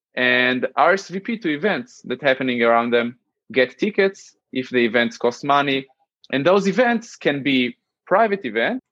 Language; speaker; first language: English; non-native, fluent; Hebrew